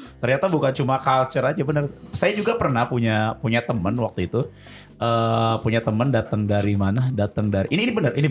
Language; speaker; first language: Indonesian; native; Indonesian